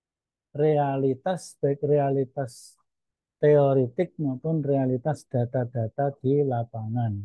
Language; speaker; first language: Indonesian; native; Indonesian